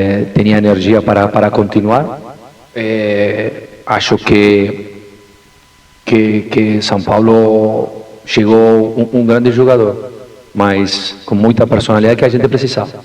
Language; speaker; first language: Portuguese; non-native, fluent; Spanish